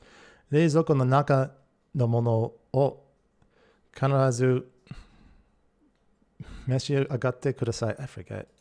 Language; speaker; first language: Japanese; non-native, learner; English